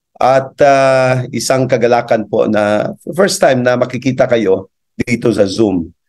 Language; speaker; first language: Filipino; non-native, local second language; Cebuano